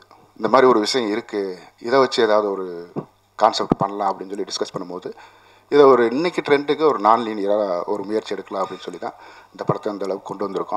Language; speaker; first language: Tamil; native; Tamil